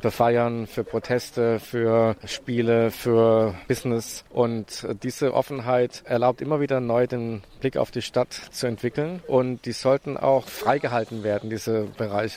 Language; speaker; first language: German; native; German